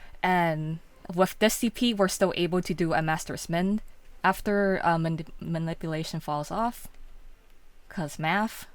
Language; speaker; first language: English; native; English